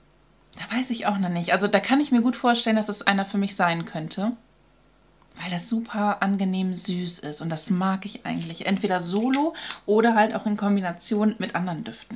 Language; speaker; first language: German; native; German